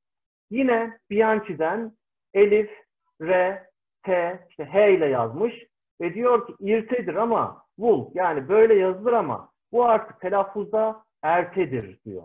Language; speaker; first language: Turkish; native; Turkish